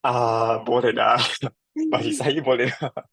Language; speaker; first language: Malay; non-native, learner; Japanese